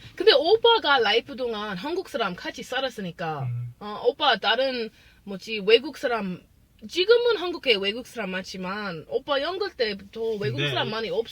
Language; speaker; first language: Korean; non-native, learner; English